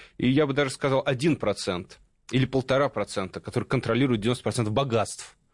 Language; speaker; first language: Russian; native; Russian